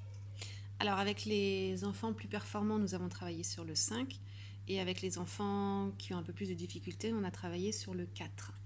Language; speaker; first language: French; native; French